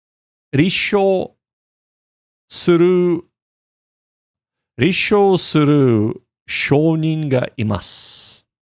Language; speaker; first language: Japanese; non-native, learner; English